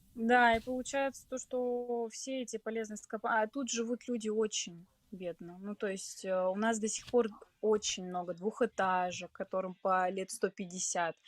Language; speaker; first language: Russian; native; Russian